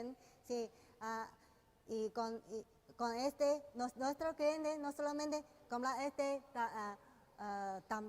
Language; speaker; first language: Spanish; non-native, learner; Chinese